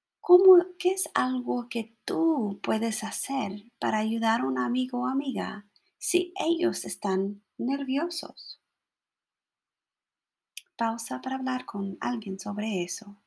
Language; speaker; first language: Spanish; non-native, fluent; English